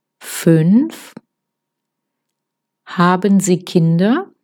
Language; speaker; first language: German; non-native, fluent; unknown